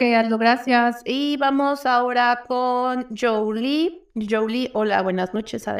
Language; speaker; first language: Spanish; native; Spanish